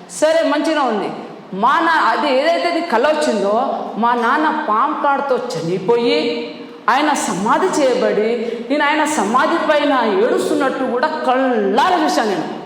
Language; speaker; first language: Telugu; non-native, local second language; Lambadi